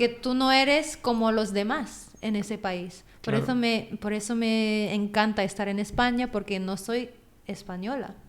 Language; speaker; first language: Spanish; non-native, fluent; Filipino